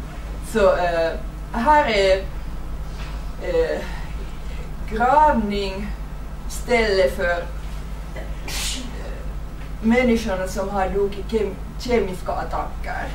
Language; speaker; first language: Swedish; non-native, fluent; Finnish